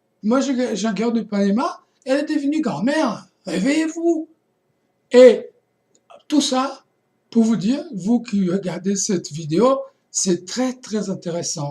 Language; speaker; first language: French; non-native, fluent; Portuguese